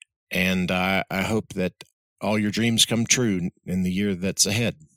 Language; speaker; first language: English; native; English